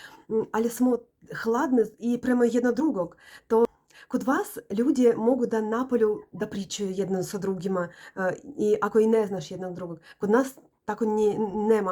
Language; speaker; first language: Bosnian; non-native, learner; Russian